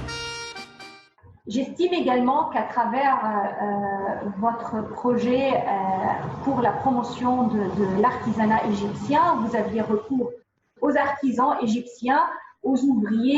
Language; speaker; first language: French; non-native, fluent; Arabic